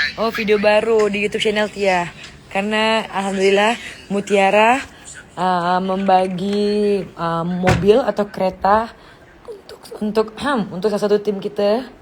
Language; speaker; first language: Malay; native; Malay